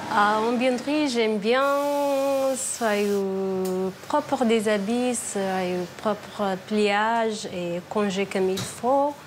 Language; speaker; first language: French; non-native, learner; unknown